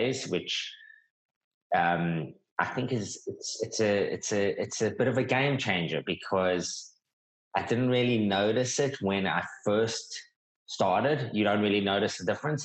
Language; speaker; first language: English; native; English